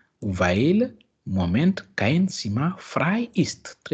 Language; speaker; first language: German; non-native, fluent; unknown